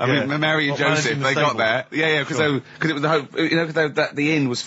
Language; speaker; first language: English; native; English